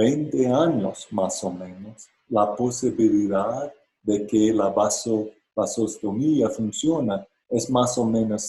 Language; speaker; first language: Spanish; non-native, fluent; English